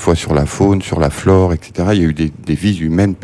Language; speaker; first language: French; native; French